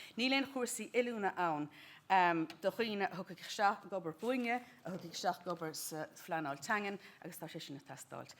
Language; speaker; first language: Irish; native; Irish